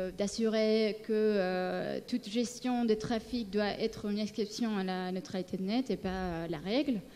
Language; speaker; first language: French; non-native, fluent; Spanish